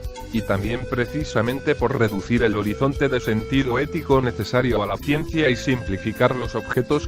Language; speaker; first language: Spanish; native; Spanish